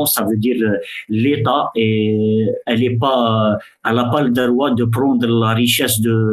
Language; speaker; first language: French; early bilingual, other home language; Arabic